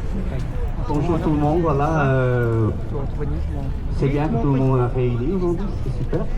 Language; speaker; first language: French; early bilingual, other home language; Khmer